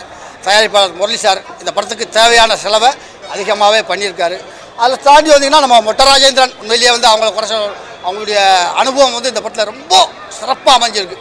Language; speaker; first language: Tamil; native; Tamil